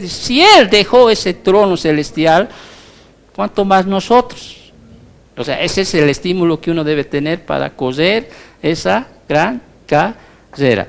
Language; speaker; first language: Spanish; native; Spanish